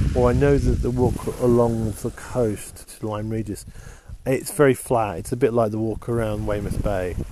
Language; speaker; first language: English; native; English